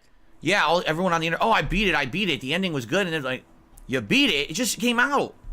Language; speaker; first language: English; native; English